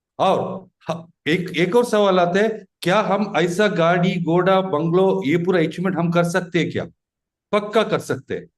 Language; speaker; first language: Hindi; non-native, local second language; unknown